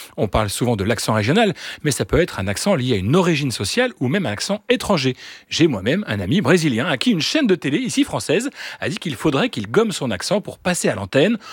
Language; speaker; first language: French; native; French